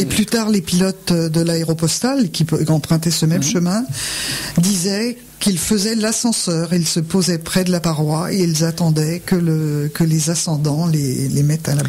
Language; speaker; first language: French; native; French